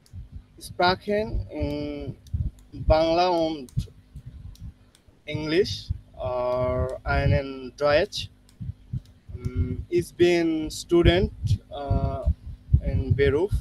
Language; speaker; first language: German; non-native, learner; Bangla